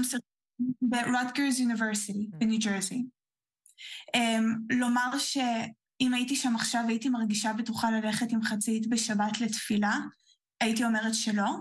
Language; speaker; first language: Hebrew; early bilingual, heritage; Hebrew